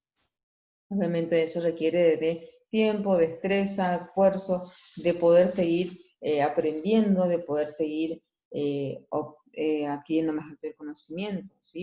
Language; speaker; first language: Spanish; native; Spanish